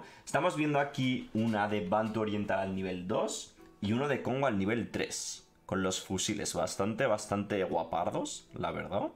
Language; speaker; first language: Spanish; native; Spanish